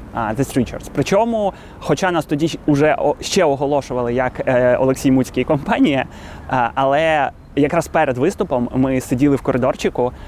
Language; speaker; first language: Ukrainian; non-native, local second language; Russian